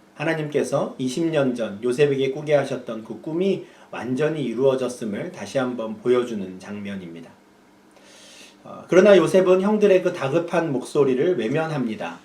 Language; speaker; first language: Korean; native; Korean